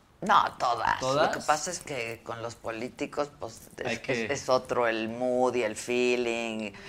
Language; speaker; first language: Spanish; native; Spanish